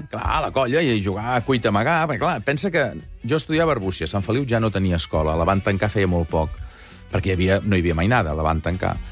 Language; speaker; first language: Catalan; native; Catalan